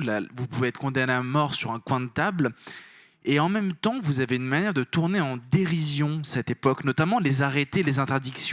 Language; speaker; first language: French; native; French